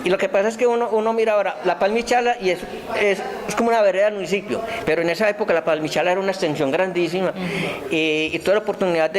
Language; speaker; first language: Spanish; native; Spanish